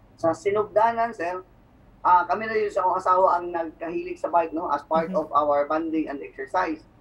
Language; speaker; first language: Cebuano; native; Cebuano